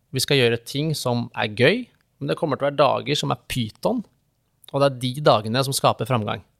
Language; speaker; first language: Norwegian; native; Norwegian